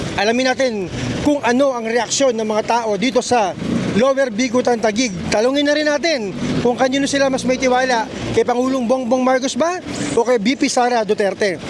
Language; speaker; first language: Filipino; native; Filipino